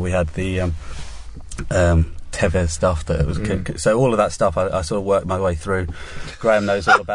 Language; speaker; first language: English; native; English